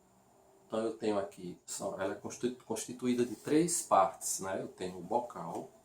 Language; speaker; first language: Portuguese; native; Portuguese